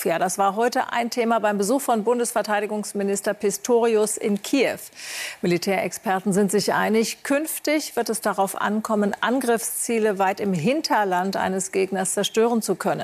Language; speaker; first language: German; native; German